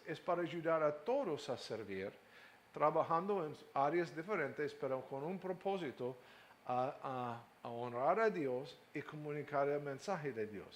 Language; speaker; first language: Spanish; non-native, fluent; English